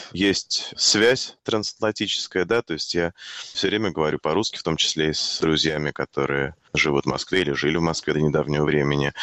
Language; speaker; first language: Russian; native; Russian